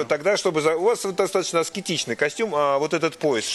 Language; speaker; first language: Russian; native; Russian